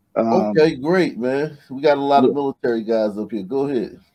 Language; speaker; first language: English; native; English